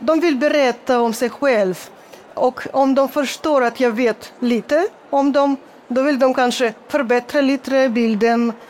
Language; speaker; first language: Swedish; non-native, fluent; Russian